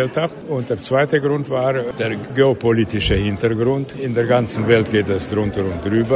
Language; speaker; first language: German; native; German